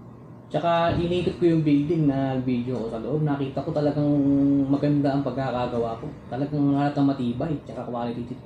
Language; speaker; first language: Filipino; native; Filipino